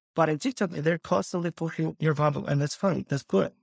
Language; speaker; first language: English; non-native, fluent; Ukrainian